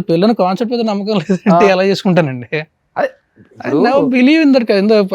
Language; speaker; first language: Telugu; native; Telugu